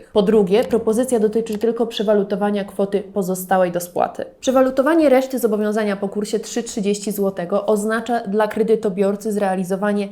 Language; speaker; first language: Polish; native; Polish